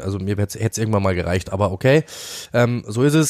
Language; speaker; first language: German; native; German